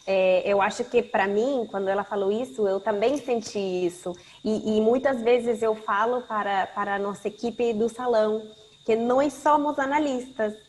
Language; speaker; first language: Portuguese; non-native, fluent; Spanish